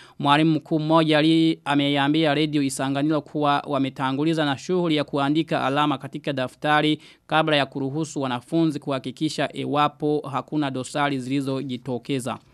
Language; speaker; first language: Swahili; non-native, local second language; Rundi